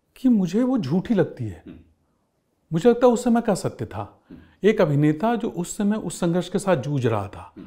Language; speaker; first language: Hindi; native; Hindi